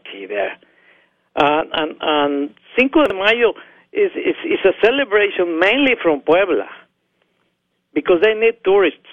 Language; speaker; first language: English; non-native, learner; Spanish